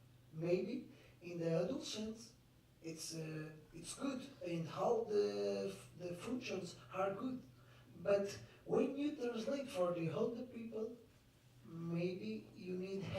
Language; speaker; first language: English; non-native, fluent; Portuguese